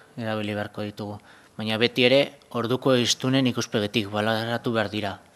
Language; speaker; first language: Basque; native; Basque